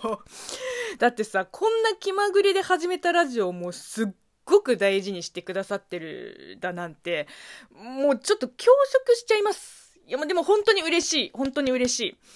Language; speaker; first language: Japanese; non-native, fluent; Chinese